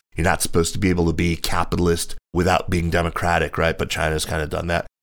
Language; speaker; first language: English; native; English